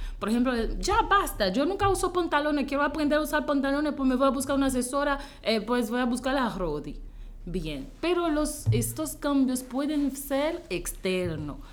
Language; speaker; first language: Spanish; non-native, fluent; Haitian Creole